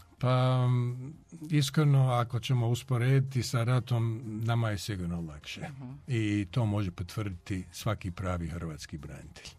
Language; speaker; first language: Croatian; early bilingual, heritage; Croatian